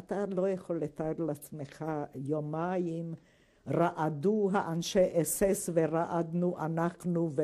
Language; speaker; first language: Hebrew; non-native, fluent; Hungarian